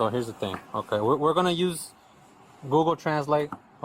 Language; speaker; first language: English; native; English